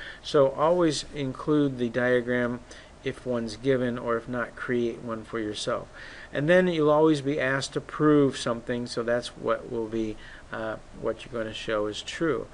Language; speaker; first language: English; native; English